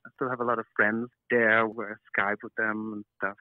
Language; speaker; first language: English; non-native, fluent; German